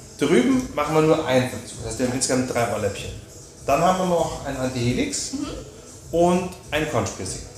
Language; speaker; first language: German; native; German